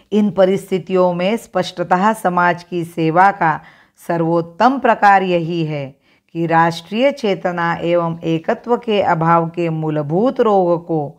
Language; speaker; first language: Hindi; non-native, local second language; Marathi